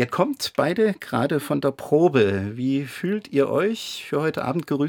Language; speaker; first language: German; native; German